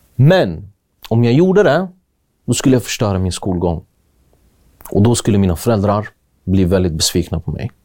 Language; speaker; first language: Swedish; early bilingual, other home language; Kurdish